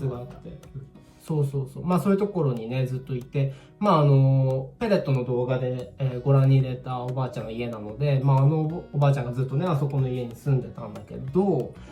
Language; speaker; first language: Japanese; native; Japanese